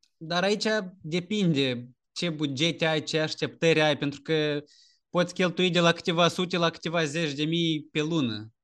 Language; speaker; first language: Romanian; native; Romanian